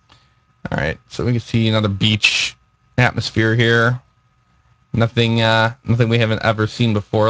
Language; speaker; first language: English; native; English